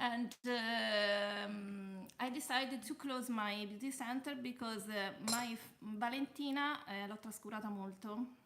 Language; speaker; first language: English; non-native, learner; Italian